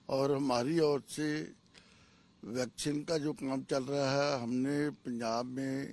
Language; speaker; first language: Hindi; non-native, local second language; Punjabi